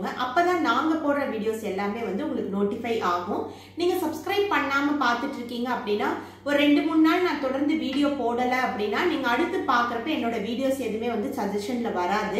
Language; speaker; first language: Tamil; native; Tamil